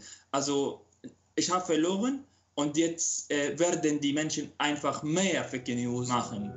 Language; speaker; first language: German; non-native, local second language; Arabic